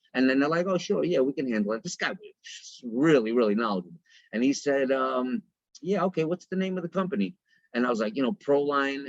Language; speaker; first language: English; native; English